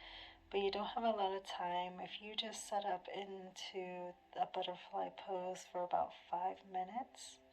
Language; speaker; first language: English; native; English